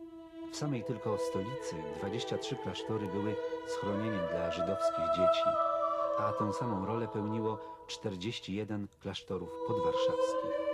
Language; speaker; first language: Polish; native; Polish